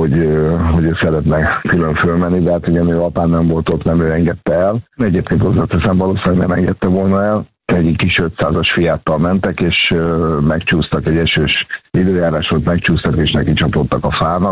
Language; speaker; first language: Hungarian; native; Hungarian